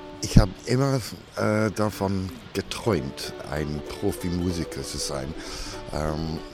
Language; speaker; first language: German; non-native, learner; English